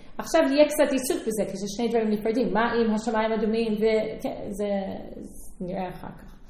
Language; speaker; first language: Hebrew; non-native, fluent; English